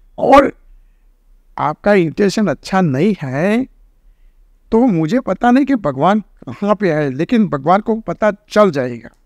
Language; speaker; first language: Hindi; non-native, local second language; Gujarati